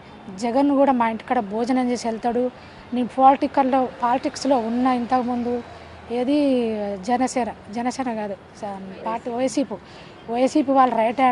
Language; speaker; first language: Telugu; native; Telugu